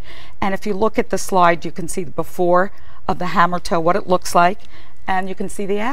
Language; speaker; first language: English; native; English